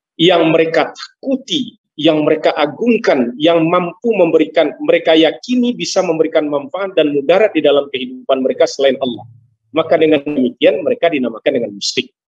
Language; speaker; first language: Indonesian; non-native, local second language; Minangkabau